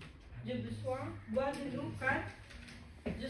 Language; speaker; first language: French; non-native, learner; Filipino